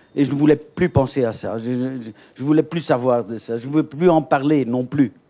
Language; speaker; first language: French; native; French